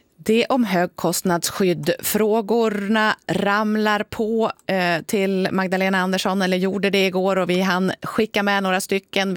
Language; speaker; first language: Swedish; native; Swedish